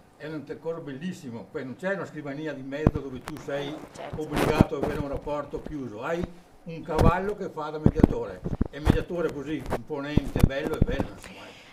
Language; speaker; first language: Italian; native; Italian